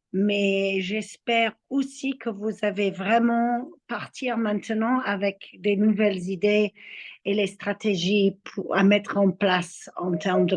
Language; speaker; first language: French; non-native, fluent; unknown